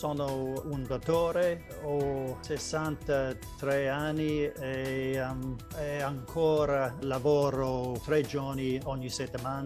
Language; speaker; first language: Italian; non-native, learner; English